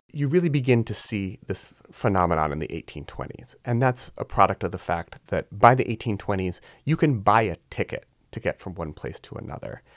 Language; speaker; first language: English; native; English